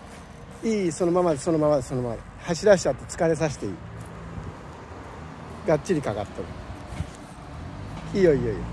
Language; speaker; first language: Japanese; native; Japanese